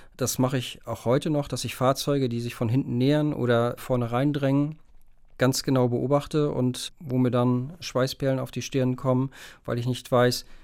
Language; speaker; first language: German; native; German